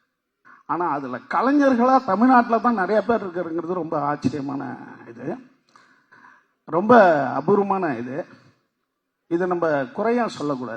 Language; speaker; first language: Tamil; native; Tamil